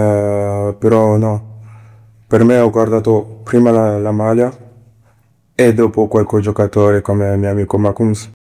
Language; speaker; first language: Italian; non-native, fluent; French